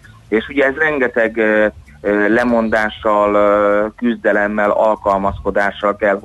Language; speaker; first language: Hungarian; native; Hungarian